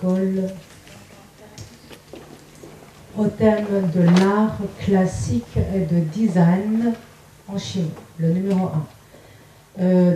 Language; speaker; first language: French; non-native, fluent; Chinese